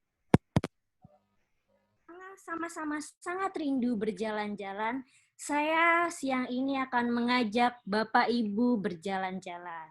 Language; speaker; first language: Indonesian; native; Indonesian